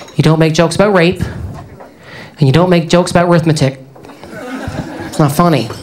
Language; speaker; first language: English; native; English